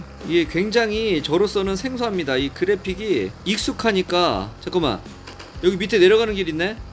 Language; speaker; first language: Korean; native; Korean